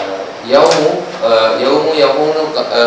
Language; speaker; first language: Arabic; non-native, learner; Urdu